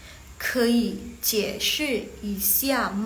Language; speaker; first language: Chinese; non-native, fluent; Indonesian